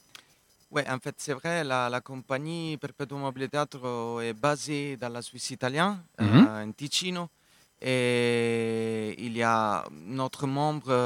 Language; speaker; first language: French; non-native, local second language; Italian